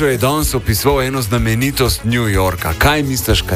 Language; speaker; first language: Slovenian; native; Slovenian